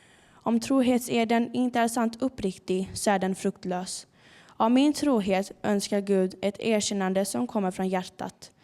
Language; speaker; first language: Swedish; early bilingual, other home language; Urdu